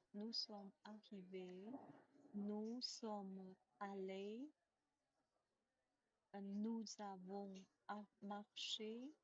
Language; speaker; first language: French; non-native, learner; Chinese